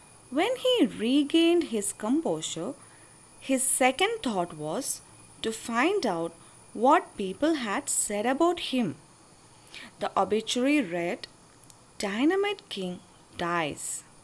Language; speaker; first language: English; non-native, local second language; Malayalam